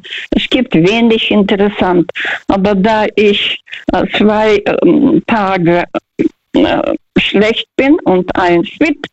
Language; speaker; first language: German; non-native, fluent; Russian